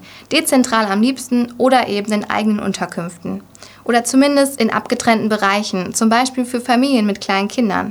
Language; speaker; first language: German; native; German